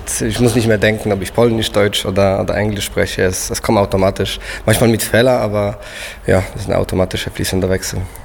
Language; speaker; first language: German; non-native, fluent; Polish